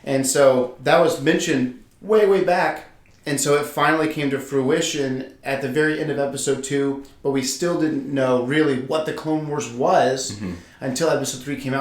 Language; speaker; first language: English; native; English